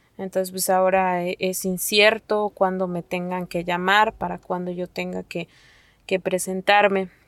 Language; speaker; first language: Spanish; non-native, local second language; Nahuatl languages